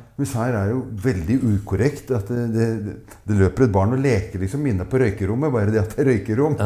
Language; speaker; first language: Norwegian; native; Norwegian